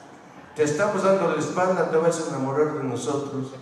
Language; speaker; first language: Spanish; native; Spanish